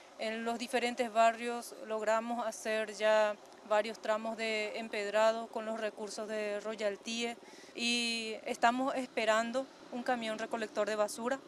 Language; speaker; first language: Spanish; native; Spanish